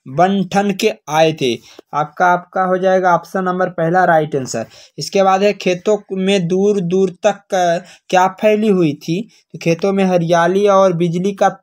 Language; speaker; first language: Hindi; native; Hindi